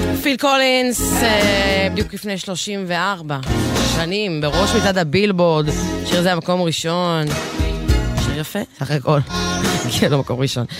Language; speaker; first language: Hebrew; native; Hebrew